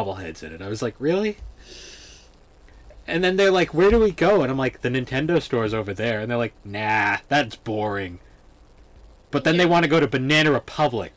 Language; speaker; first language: English; native; English